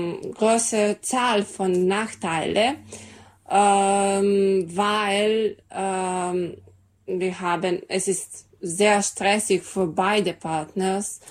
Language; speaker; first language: German; non-native, learner; Serbian